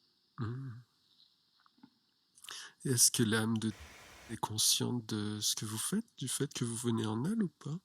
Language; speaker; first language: French; native; French